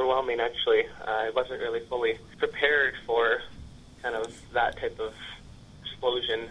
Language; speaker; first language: English; native; English